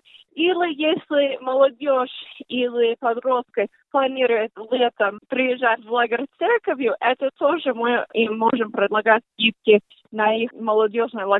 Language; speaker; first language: Russian; early bilingual, heritage; Russian